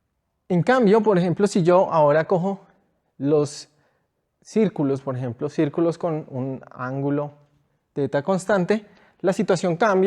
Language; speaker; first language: Spanish; native; Spanish